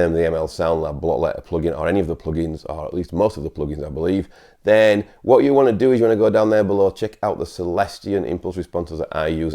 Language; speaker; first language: English; native; English